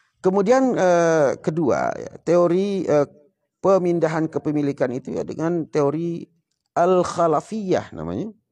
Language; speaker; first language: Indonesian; non-native, local second language; Sasak